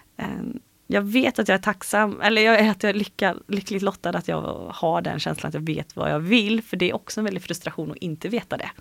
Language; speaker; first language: Swedish; native; Swedish